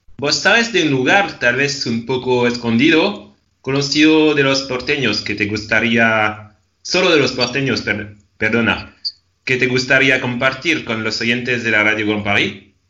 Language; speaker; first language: Spanish; non-native, fluent; French